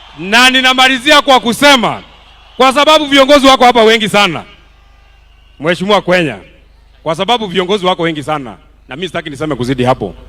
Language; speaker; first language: Swahili; non-native, local second language; Kikuyu